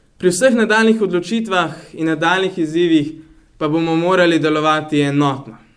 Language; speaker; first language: Slovenian; native; Slovenian